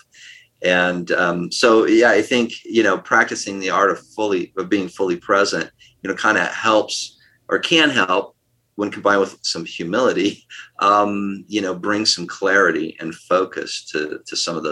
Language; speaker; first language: English; native; English